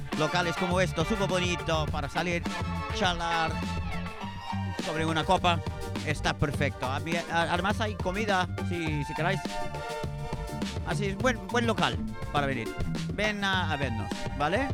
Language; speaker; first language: Spanish; non-native, fluent; English